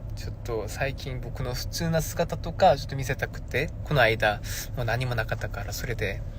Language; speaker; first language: Japanese; non-native, fluent; Korean